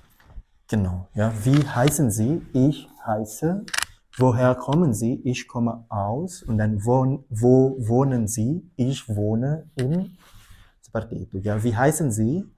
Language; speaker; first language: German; non-native, fluent; Indonesian